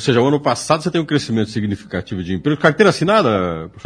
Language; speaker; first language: Portuguese; native; Portuguese